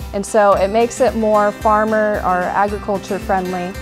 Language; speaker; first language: English; native; English